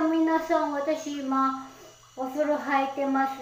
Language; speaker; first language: Japanese; non-native, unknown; Filipino